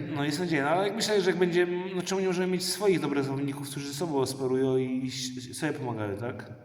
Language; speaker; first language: Polish; early bilingual, heritage; Polish